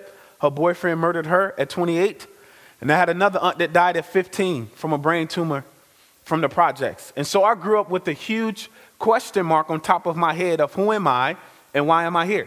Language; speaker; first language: English; native; English